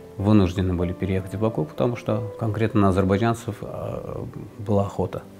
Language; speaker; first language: Russian; non-native, local second language; Azerbaijani